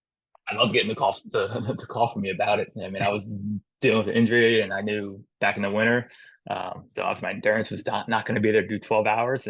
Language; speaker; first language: English; native; English